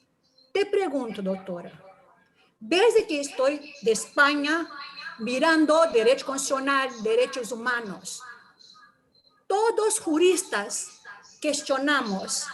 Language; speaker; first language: Spanish; non-native, learner; Portuguese